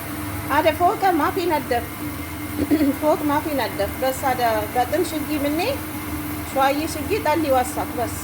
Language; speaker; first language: Arabic; non-native, learner; Amharic